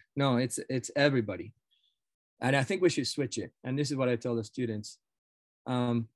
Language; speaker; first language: English; non-native, fluent; Spanish